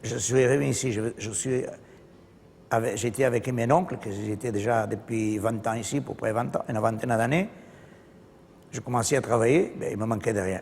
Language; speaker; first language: French; non-native, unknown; Portuguese